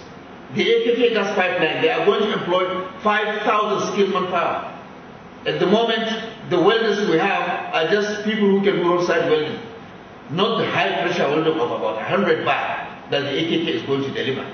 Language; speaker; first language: English; non-native, local second language; Hausa